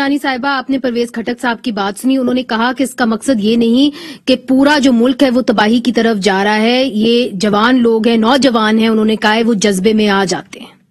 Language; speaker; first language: Urdu; native; Urdu